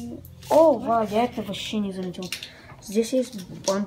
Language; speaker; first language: Russian; early bilingual, heritage; Russian